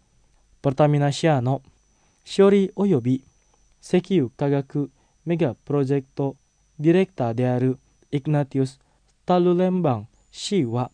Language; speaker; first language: Japanese; non-native, fluent; Indonesian